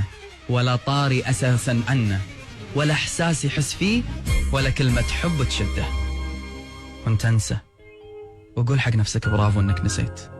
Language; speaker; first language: Arabic; native; Arabic